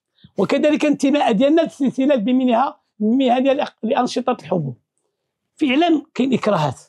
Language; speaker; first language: Arabic; native; Arabic